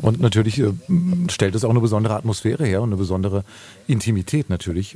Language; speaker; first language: German; native; German